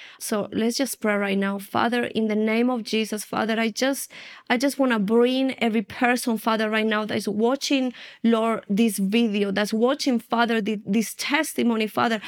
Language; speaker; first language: English; non-native, fluent; Spanish